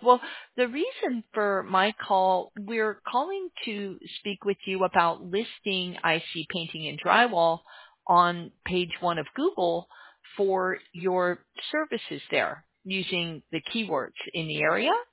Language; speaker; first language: English; native; English